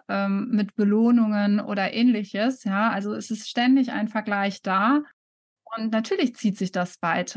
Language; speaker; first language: German; native; German